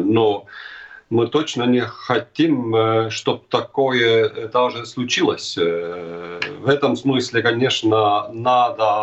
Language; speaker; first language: Russian; non-native, fluent; Estonian